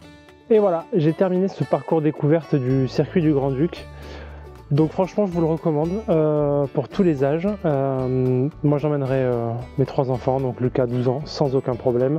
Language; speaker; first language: French; native; French